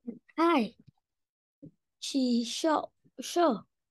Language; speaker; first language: Chinese; non-native, learner; Vietnamese